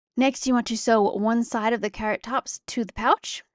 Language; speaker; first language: English; native; English